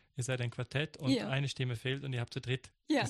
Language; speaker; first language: German; native; German